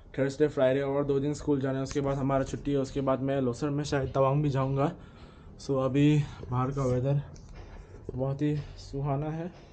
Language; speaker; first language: Hindi; non-native, local second language; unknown